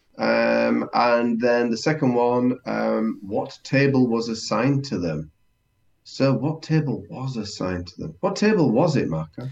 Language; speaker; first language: English; native; English